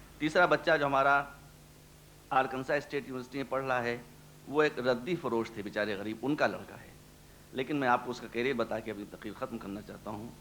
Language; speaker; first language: Urdu; native; Urdu